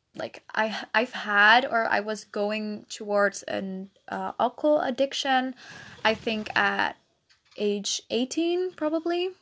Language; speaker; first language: English; non-native, fluent; Dutch